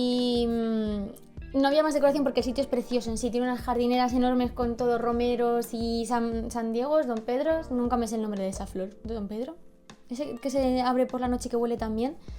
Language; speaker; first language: Spanish; native; Spanish